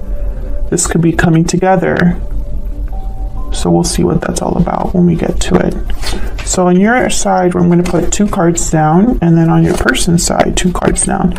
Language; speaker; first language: English; native; English